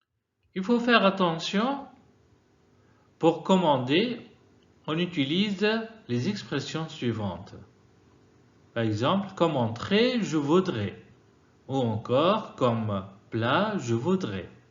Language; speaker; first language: French; non-native, fluent; Arabic